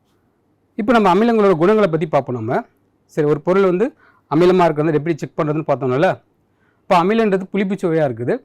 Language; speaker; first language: Tamil; native; Tamil